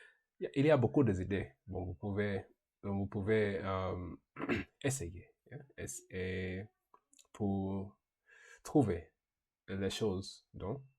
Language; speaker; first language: French; non-native, learner; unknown